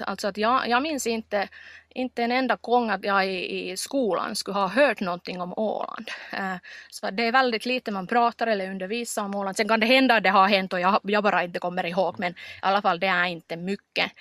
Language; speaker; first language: Swedish; non-native, local second language; Finnish